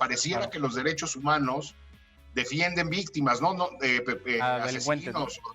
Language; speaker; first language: Spanish; native; Spanish